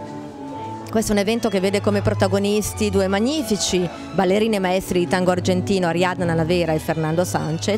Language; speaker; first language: Italian; native; Italian